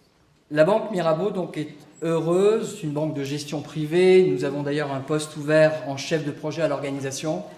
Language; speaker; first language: French; native; French